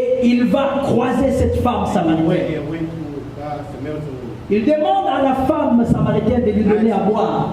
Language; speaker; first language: French; non-native, local second language; Lingala